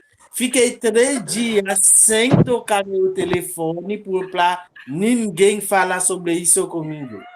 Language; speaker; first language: Portuguese; non-native, local second language; Haitian Creole